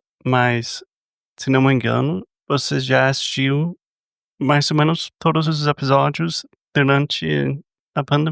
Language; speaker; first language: Portuguese; non-native, fluent; English